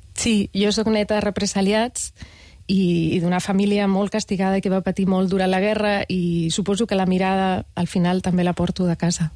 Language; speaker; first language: Catalan; non-native, local second language; Spanish